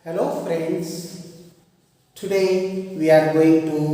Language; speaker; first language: English; non-native, local second language; Marathi